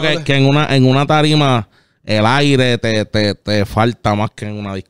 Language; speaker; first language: Spanish; native; Spanish